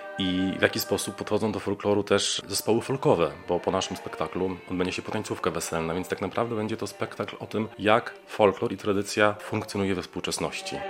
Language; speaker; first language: Polish; native; Polish